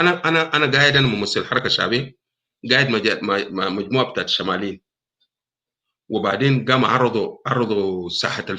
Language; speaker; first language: Arabic; non-native, local second language; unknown